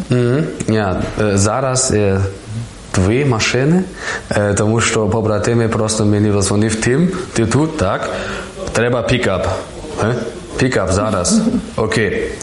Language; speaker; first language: Ukrainian; non-native, learner; German